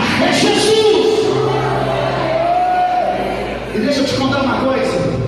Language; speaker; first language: Portuguese; native; Portuguese